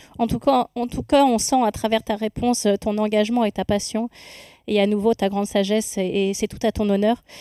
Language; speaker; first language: French; native; French